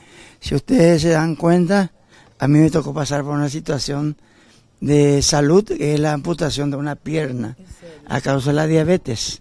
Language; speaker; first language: Spanish; native; Spanish